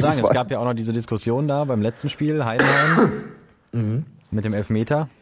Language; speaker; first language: German; native; German